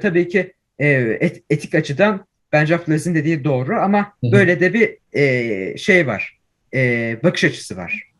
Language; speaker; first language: Turkish; early bilingual, heritage; Turkish